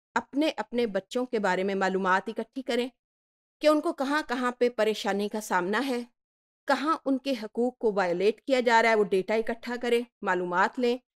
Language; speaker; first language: Urdu; native; Urdu